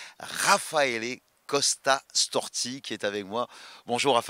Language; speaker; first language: French; native; French